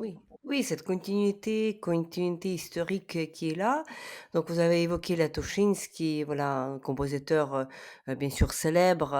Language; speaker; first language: French; non-native, fluent; Ukrainian